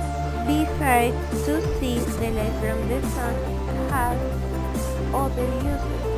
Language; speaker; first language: English; non-native, fluent; Spanish